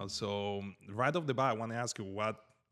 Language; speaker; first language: English; native; English